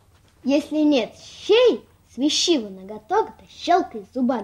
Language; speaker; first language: Russian; native; Russian